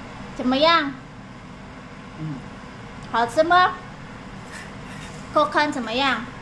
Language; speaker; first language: Chinese; non-native, fluent; Indonesian